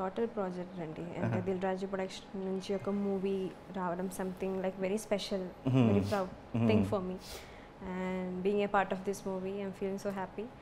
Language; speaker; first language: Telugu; non-native, learner; Malayalam